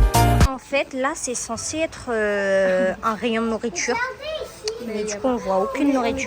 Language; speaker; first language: French; native; French